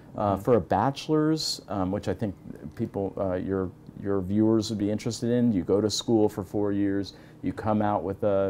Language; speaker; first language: English; native; English